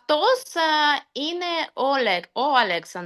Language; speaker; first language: Greek; non-native, learner; Russian